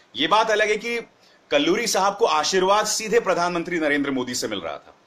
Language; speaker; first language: Hindi; native; Hindi